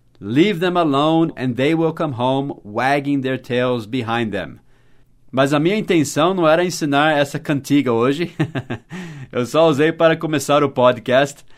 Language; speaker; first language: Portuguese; non-native, fluent; English